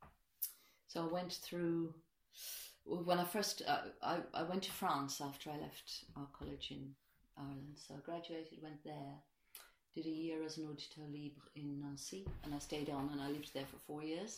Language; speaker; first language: English; native; English